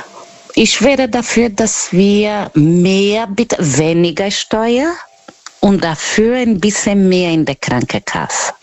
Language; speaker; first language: German; non-native, learner; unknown